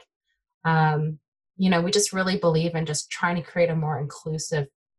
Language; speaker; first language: English; early bilingual, other home language; Min Nan Chinese